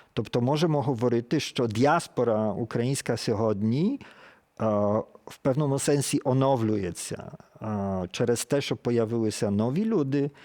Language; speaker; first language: Ukrainian; early bilingual, heritage; Ukrainian